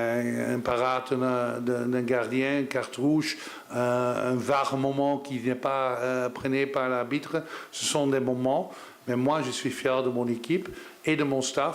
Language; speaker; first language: French; non-native, learner; Dutch